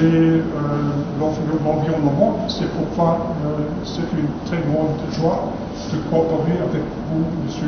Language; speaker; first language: French; non-native, fluent; German